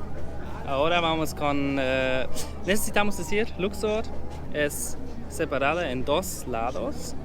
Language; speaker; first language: Spanish; non-native, learner; German